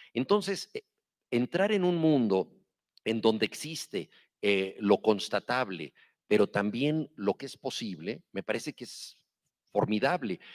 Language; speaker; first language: Spanish; native; Spanish